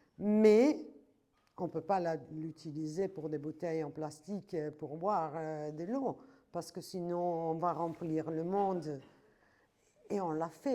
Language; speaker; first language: French; non-native, fluent; Italian